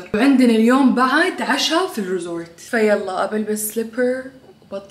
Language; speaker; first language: Arabic; native; Arabic